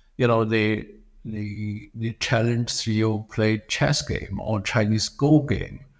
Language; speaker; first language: English; non-native, fluent; Chinese